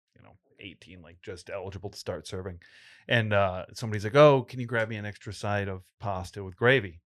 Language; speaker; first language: English; early bilingual, other home language; Italian